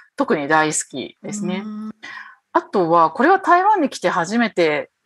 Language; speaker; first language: Japanese; native; Japanese